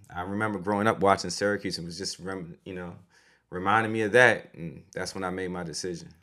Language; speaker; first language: English; native; English